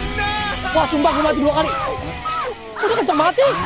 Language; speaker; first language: Indonesian; native; Indonesian